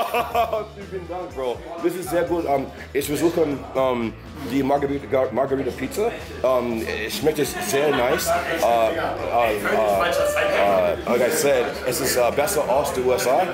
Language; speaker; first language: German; non-native, learner; English